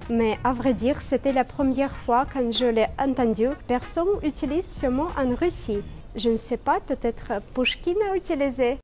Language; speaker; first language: French; non-native, fluent; Russian